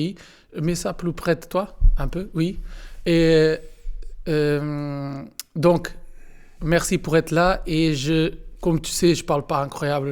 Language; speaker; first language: French; non-native, learner; Portuguese